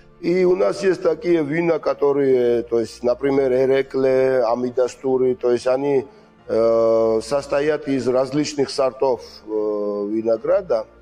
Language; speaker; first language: Russian; non-native, fluent; Georgian